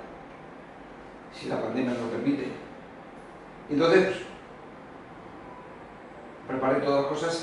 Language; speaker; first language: Spanish; native; Spanish